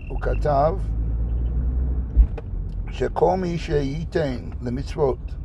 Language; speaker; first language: Hebrew; non-native, fluent; English